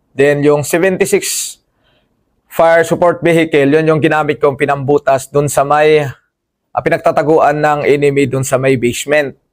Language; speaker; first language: Filipino; non-native, local second language; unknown